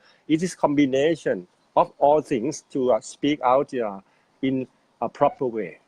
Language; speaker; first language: English; non-native, fluent; Thai